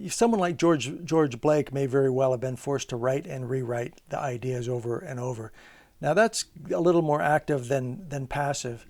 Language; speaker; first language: English; native; English